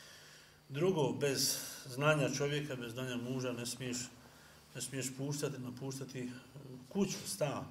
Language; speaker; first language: Bosnian; native; Bosnian